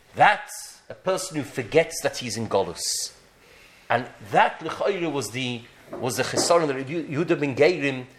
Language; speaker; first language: English; native; English